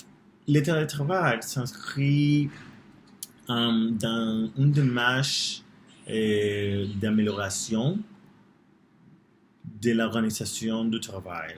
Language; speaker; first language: French; non-native, learner; Spanish